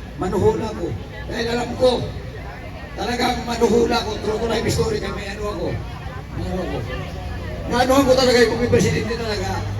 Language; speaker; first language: Filipino; non-native, local second language; Cebuano